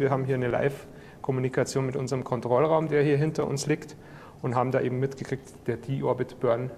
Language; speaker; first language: German; native; German